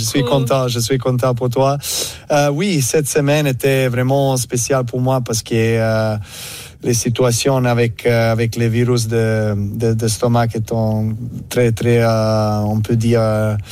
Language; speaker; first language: French; non-native, learner; Serbian